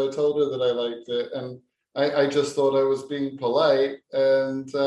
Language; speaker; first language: English; native; English